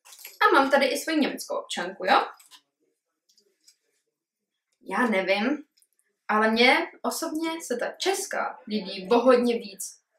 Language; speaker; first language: Czech; early bilingual, heritage; Czech